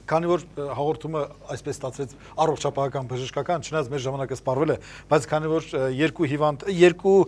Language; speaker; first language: Armenian; native; Armenian